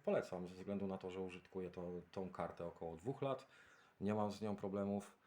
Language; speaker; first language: Polish; native; Polish